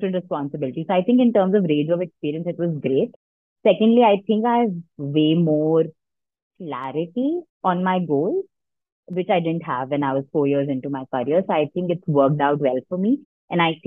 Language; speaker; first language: English; non-native, local second language; Hindi